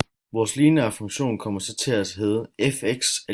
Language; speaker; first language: Danish; native; Danish